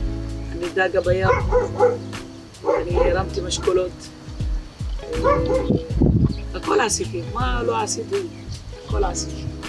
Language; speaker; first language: Hebrew; non-native, local second language; Arabic